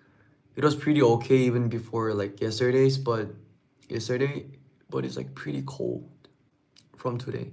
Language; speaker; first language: English; non-native, learner; Korean